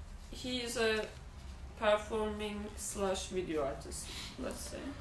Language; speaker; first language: English; non-native, fluent; Turkish